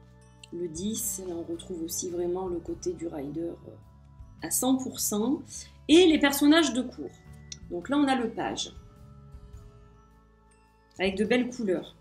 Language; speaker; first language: French; native; French